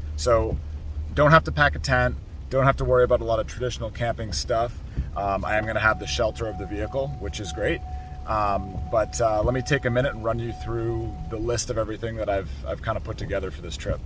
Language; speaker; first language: English; native; English